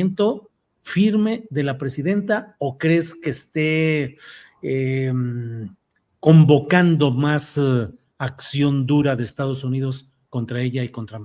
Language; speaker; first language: Spanish; native; Spanish